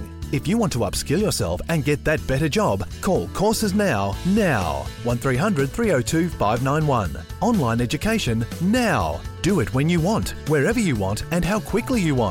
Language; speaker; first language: English; native; English